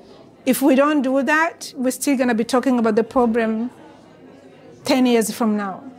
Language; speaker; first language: English; non-native, fluent; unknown